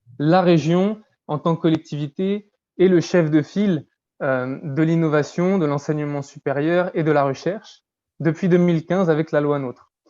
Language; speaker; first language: French; native; French